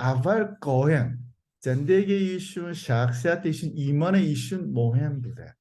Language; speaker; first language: Persian; non-native, learner; Korean